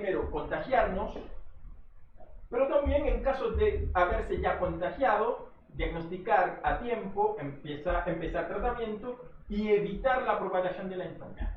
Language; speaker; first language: Spanish; non-native, fluent; Haitian Creole